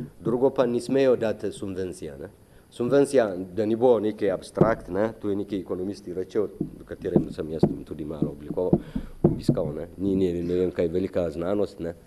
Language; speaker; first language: Slovenian; non-native, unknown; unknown